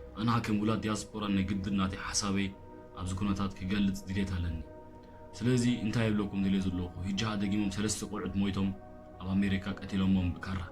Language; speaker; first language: Tigrinya; early bilingual, heritage; Tigrinya